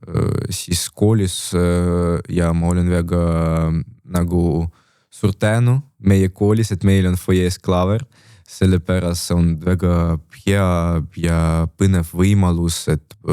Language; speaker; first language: Estonian; non-native, local second language; Russian